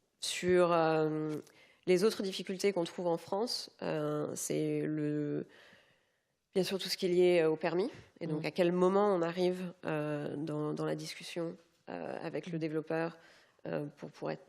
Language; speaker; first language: French; native; French